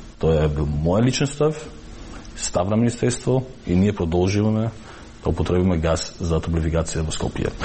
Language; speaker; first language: Macedonian; non-native, local second language; Albanian